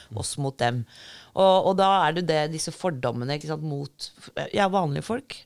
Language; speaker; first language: Norwegian; native; Norwegian